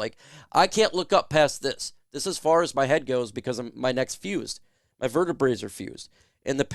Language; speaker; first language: English; native; English